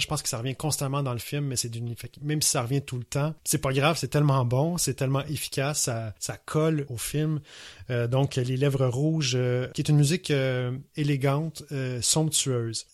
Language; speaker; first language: French; native; French